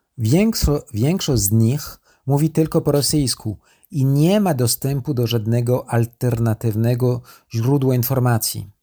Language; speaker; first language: Polish; non-native, learner; French